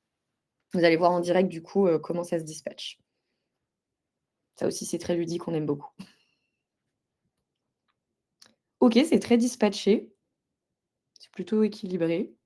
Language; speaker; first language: French; native; French